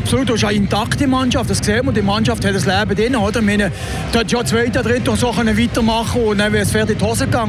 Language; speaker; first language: German; native; German